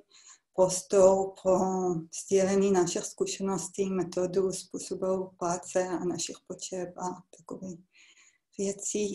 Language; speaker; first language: Czech; non-native, fluent; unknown